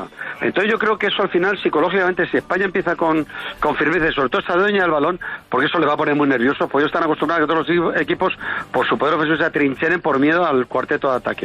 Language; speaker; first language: Spanish; native; Spanish